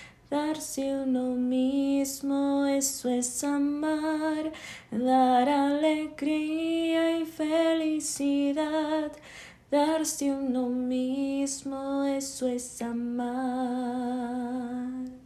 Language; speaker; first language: Spanish; early bilingual, heritage; Spanish